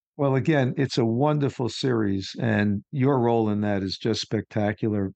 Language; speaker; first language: English; native; English